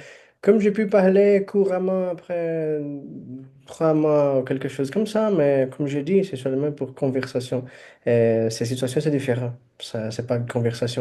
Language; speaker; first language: French; non-native, fluent; Portuguese